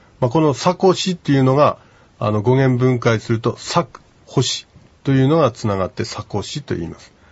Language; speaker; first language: Japanese; native; Japanese